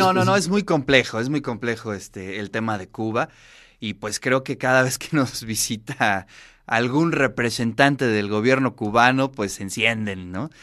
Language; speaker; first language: Spanish; native; Spanish